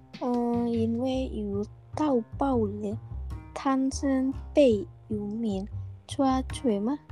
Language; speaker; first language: Chinese; non-native, learner; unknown